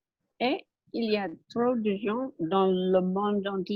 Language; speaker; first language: French; non-native, learner; English